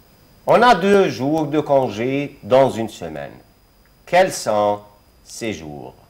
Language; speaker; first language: French; non-native, fluent; Arabic